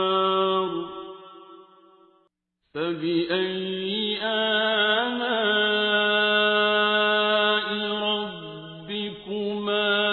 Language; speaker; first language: Arabic; native; Arabic